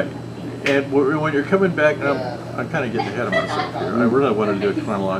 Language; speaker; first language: English; native; English